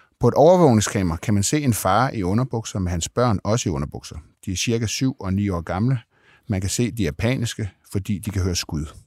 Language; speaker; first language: Danish; native; Danish